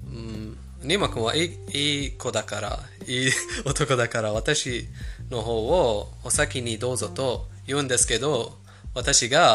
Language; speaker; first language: Japanese; non-native, fluent; Persian